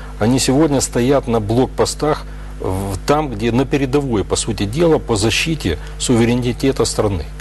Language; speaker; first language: Russian; native; Russian